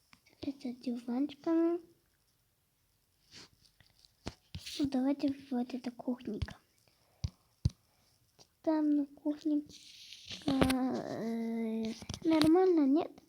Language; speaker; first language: Russian; non-native, local second language; Kazakh